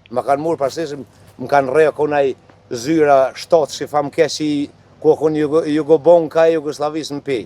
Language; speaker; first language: Albanian; native; Albanian